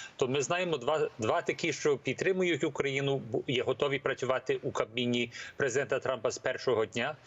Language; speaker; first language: Ukrainian; early bilingual, heritage; English